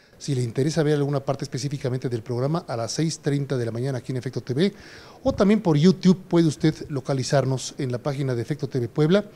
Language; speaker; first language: Spanish; native; Spanish